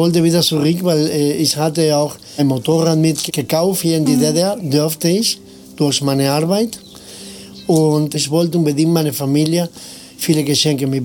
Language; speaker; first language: German; non-native, fluent; Spanish